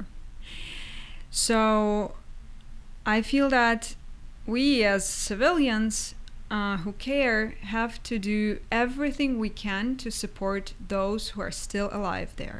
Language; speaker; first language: English; non-native, fluent; Ukrainian